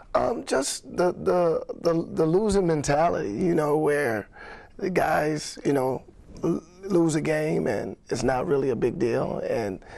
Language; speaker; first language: English; native; English